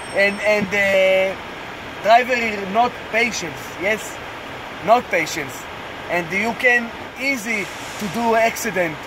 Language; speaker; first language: English; non-native, learner; Hebrew